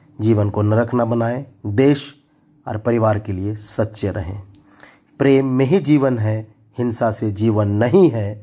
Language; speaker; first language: Hindi; native; Hindi